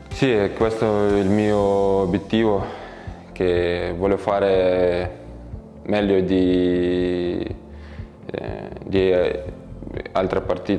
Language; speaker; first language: Italian; non-native, learner; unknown